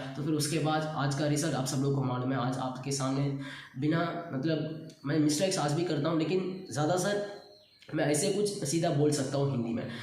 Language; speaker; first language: Hindi; non-native, local second language; Tamil